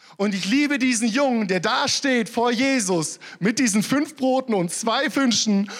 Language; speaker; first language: German; early bilingual, other home language; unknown